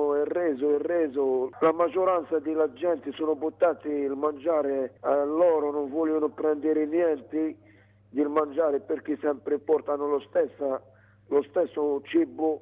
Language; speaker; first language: Italian; non-native, learner; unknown